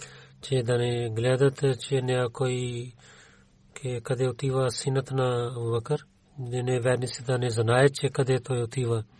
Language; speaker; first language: Bulgarian; non-native, learner; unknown